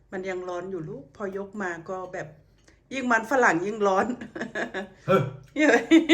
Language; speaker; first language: Thai; native; Thai